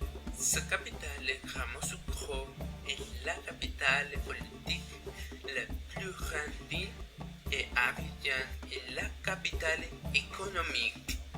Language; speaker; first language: French; non-native, learner; Spanish